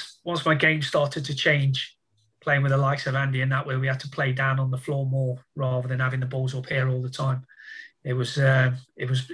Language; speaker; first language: English; native; English